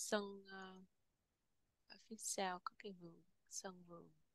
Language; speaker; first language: Korean; non-native, learner; Vietnamese